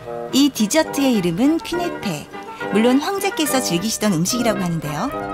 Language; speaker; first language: Korean; native; Korean